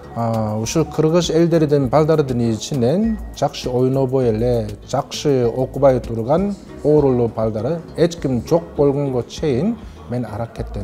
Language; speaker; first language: Kyrgyz; non-native, fluent; Korean